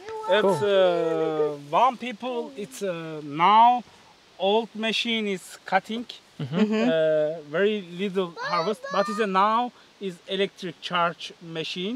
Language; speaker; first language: English; non-native, learner; Turkish